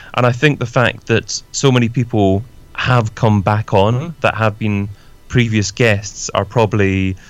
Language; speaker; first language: English; native; English